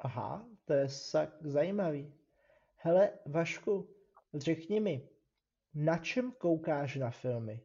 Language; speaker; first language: Czech; non-native, fluent; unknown